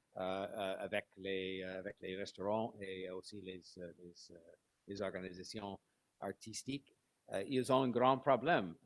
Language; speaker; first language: French; non-native, learner; English